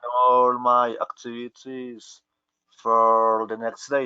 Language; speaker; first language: English; non-native, local second language; Spanish